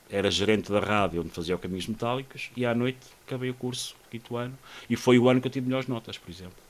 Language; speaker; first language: Portuguese; native; Portuguese